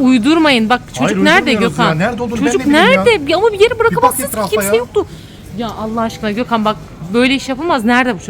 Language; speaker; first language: Turkish; native; Turkish